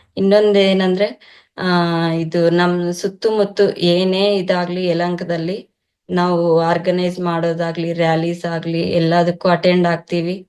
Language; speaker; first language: Kannada; non-native, local second language; Telugu